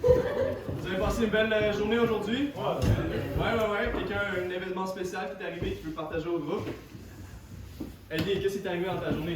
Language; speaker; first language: French; native; French